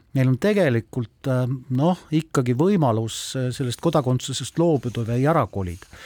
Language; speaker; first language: Estonian; native; Estonian